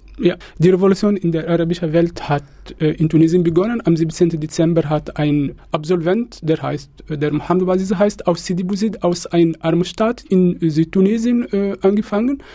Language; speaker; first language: German; non-native, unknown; Arabic